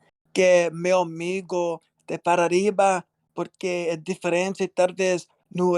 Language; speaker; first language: Portuguese; non-native, learner; English